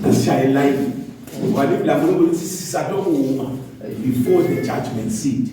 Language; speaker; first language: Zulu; non-native, local second language; Swati